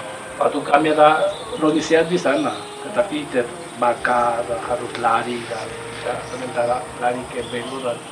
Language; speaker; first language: Indonesian; non-native, fluent; Spanish